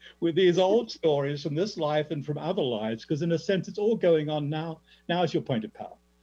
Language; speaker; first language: English; native; English